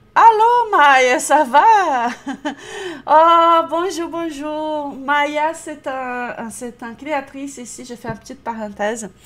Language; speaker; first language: French; non-native, fluent; Portuguese